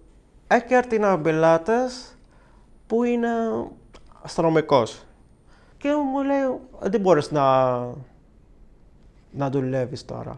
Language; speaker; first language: Greek; non-native, fluent; Arabic